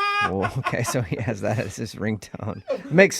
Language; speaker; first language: English; native; English